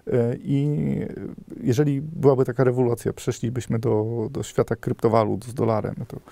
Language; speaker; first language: Polish; native; Polish